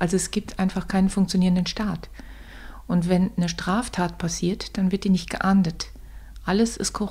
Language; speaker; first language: German; native; German